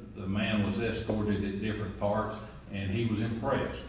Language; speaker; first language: English; native; English